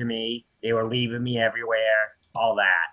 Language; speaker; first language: English; native; English